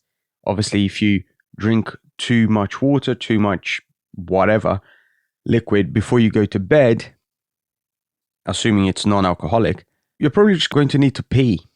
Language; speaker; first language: English; native; English